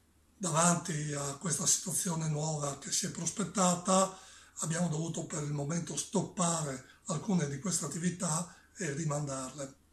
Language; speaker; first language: Italian; native; Italian